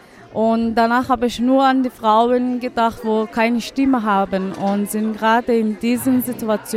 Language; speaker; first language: German; non-native, fluent; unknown